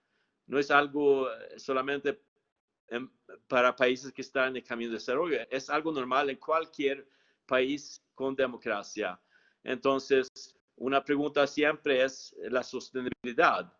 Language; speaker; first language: Spanish; non-native, fluent; Swedish